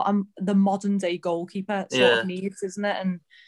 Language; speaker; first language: English; native; English